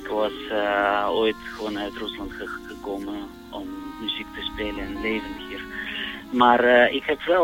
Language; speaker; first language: Dutch; non-native, fluent; Russian